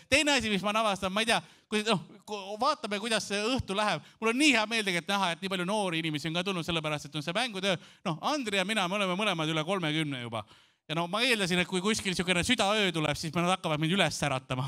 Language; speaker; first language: Estonian; native; Estonian